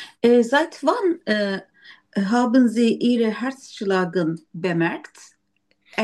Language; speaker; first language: German; non-native, learner; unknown